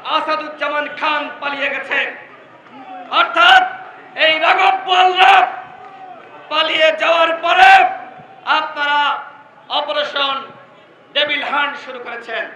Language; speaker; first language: Bangla; native; Bangla